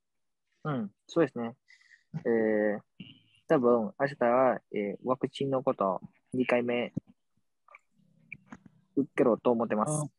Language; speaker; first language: Japanese; non-native, learner; Vietnamese